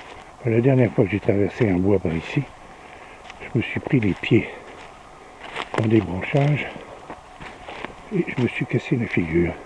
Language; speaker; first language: French; native; French